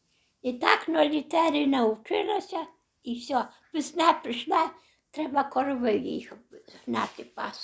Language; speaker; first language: Polish; non-native, local second language; Belarusian